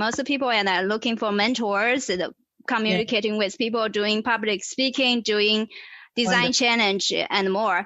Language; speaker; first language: English; non-native, fluent; Chinese